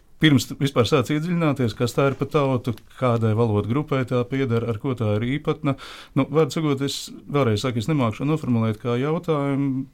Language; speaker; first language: Latvian; native; Latvian